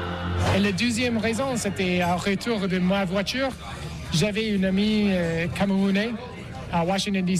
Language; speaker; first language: French; non-native, learner; English